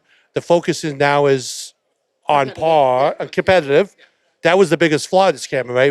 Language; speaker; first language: English; native; English